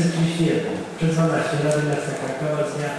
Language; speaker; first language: Polish; native; Polish